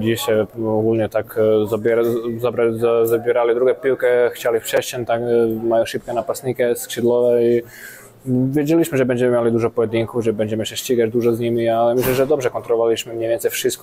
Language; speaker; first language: Polish; non-native, fluent; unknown